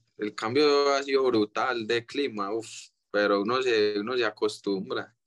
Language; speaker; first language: Spanish; native; Spanish